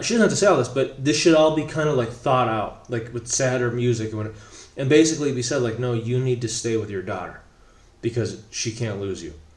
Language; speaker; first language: English; native; English